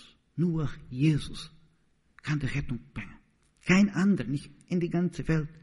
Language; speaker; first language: German; non-native, learner; Portuguese